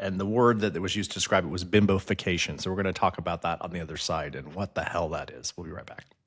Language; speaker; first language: English; native; English